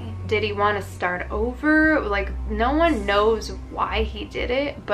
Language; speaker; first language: English; native; English